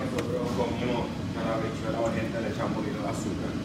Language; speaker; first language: Spanish; native; Spanish